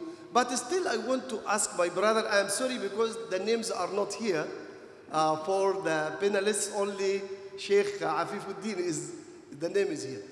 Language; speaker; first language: English; non-native, fluent; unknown